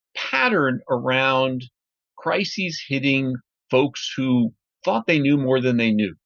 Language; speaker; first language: English; native; English